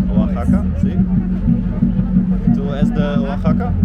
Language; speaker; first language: Spanish; non-native, learner; Dutch